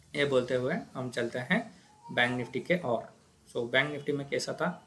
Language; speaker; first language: Hindi; non-native, local second language; Kannada